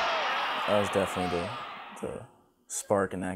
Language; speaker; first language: English; native; English